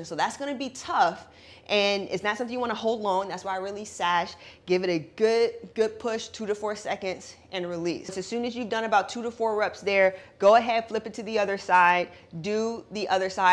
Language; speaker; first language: English; native; English